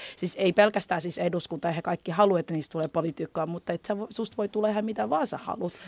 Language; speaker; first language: Finnish; early bilingual, other home language; Somali